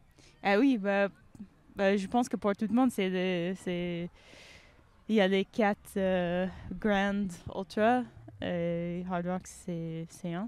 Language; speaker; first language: French; non-native, fluent; English